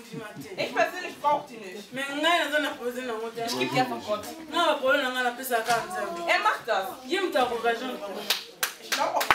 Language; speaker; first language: German; early bilingual, heritage; Lingala